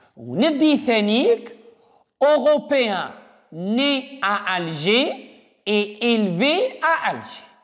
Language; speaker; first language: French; non-native, local second language; Arabic